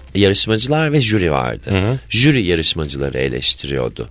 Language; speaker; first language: Turkish; native; Turkish